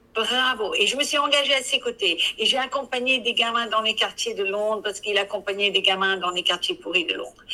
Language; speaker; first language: French; non-native, fluent; English